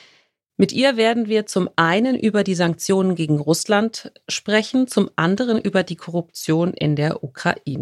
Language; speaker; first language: German; native; German